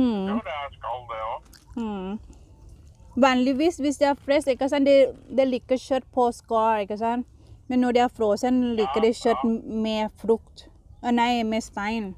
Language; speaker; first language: Norwegian; non-native, learner; Thai